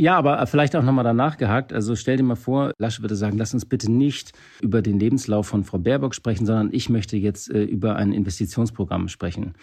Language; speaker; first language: German; native; German